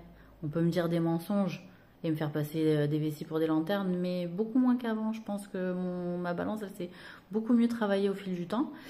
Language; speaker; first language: French; native; French